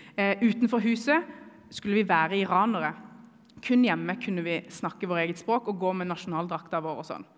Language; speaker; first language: Norwegian; early bilingual, other home language; Kurdish